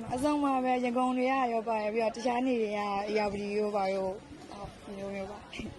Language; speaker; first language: Burmese; native; Burmese